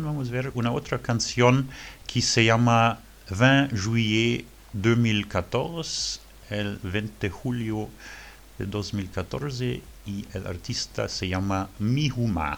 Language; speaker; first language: Spanish; non-native, learner; French